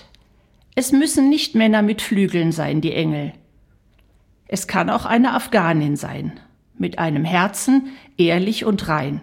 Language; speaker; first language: German; native; German